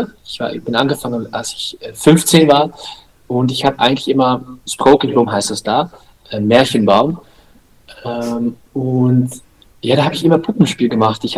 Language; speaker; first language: German; non-native, learner; Dutch